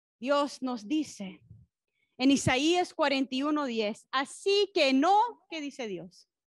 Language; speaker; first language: Spanish; non-native, fluent; English